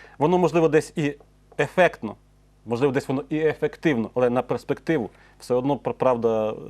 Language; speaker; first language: Ukrainian; native; Ukrainian